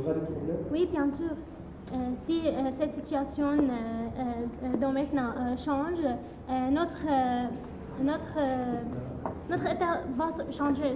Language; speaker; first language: French; non-native, learner; Arabic